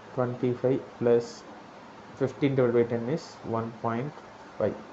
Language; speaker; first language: English; non-native, local second language; Tamil